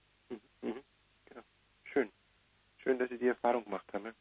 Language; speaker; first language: German; native; German